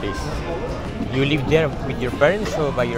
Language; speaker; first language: English; non-native, learner; Spanish